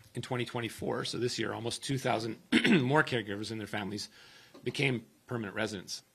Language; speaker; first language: English; native; English